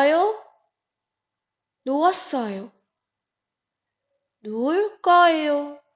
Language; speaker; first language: Korean; non-native, fluent; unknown